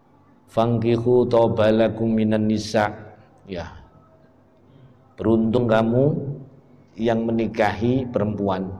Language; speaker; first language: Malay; non-native, local second language; Javanese